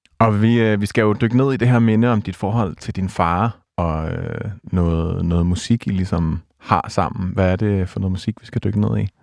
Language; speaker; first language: Danish; native; Danish